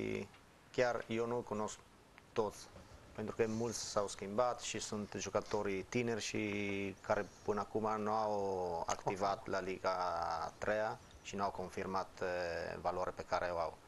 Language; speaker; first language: Romanian; non-native, fluent; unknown